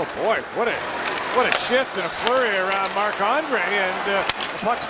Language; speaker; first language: English; native; English